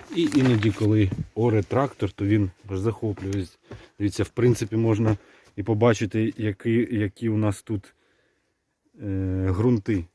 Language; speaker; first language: Ukrainian; native; Ukrainian